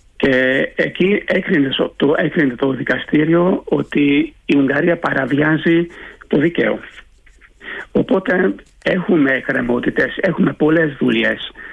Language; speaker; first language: Greek; early bilingual, heritage; Greek